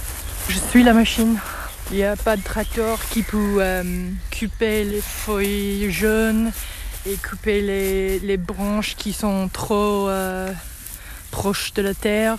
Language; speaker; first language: French; non-native, learner; English